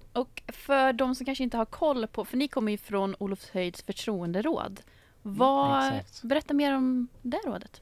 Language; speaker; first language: Swedish; native; Swedish